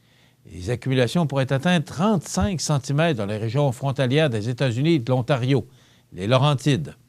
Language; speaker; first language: French; native; French